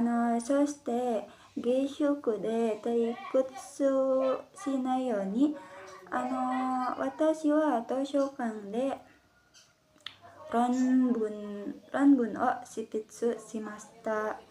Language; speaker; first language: Japanese; non-native, learner; Indonesian